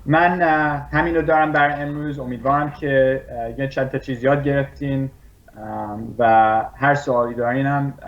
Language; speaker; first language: Persian; early bilingual, other home language; English